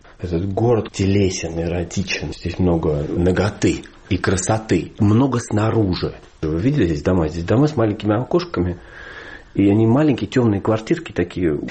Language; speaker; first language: Russian; native; Russian